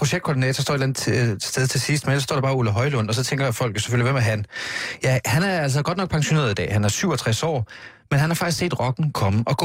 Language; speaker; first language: Danish; native; Danish